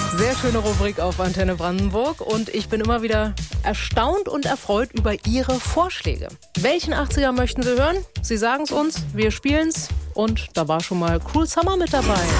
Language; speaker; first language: German; native; German